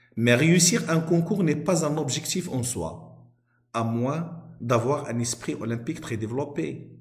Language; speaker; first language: French; non-native, local second language; Arabic